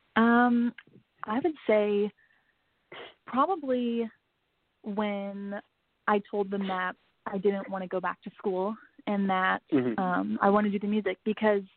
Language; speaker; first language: English; native; English